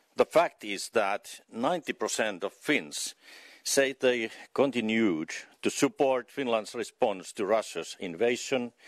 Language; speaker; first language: English; non-native, fluent; Finnish